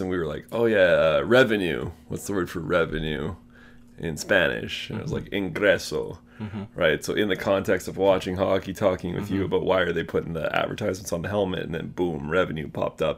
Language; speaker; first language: English; native; English